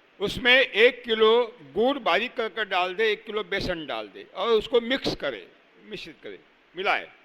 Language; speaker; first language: Hindi; non-native, local second language; Marathi